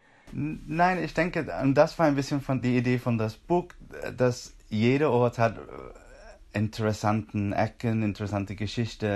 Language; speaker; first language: German; non-native, fluent; English